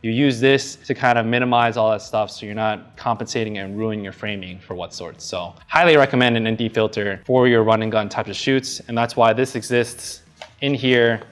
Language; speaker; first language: English; native; English